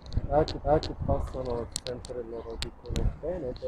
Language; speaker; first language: Italian; non-native, learner; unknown